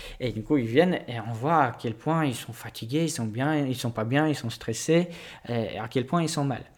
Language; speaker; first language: French; non-native, fluent; Polish